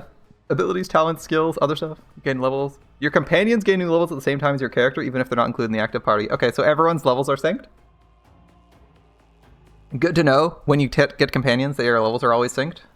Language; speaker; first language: English; native; English